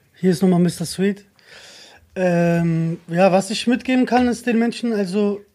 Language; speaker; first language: German; native; German